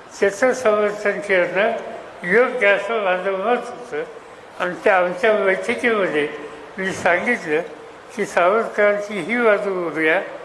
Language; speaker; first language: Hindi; non-native, local second language; Marathi